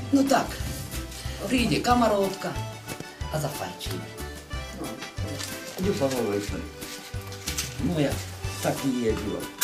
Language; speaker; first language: Slovak; non-native, local second language; Hungarian